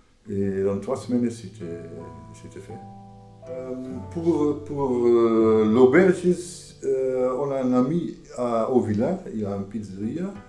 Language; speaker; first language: French; non-native, fluent; Dutch